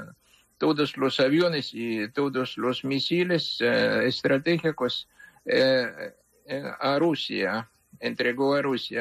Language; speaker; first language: Spanish; non-native, fluent; Ukrainian